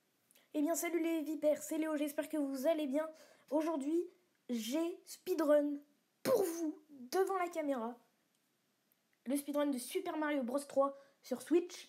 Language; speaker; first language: French; native; French